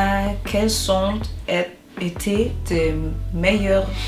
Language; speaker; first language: French; non-native, learner; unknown